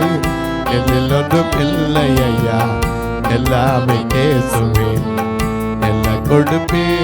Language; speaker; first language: Tamil; native; Tamil